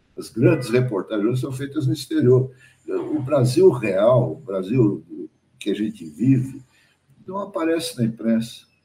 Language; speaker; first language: Portuguese; early bilingual, other home language; German